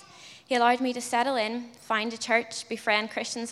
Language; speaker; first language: English; native; English